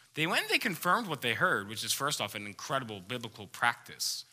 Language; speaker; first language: English; native; English